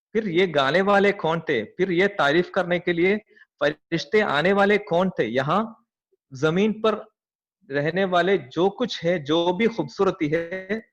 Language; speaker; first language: Hindi; non-native, local second language; Malayalam